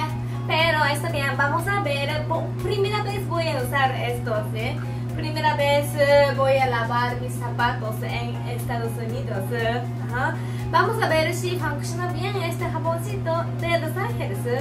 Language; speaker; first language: Spanish; non-native, learner; Japanese